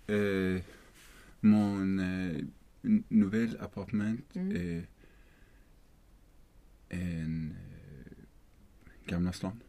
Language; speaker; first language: French; non-native, learner; Swedish